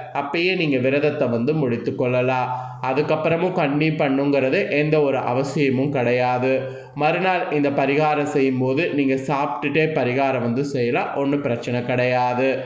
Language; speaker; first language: Tamil; native; Tamil